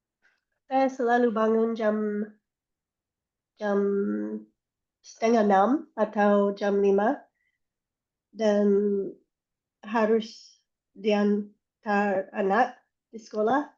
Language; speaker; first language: Indonesian; non-native, learner; English